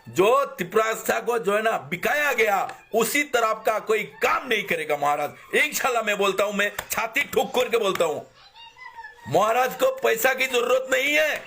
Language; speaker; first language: Hindi; non-native, local second language; Bangla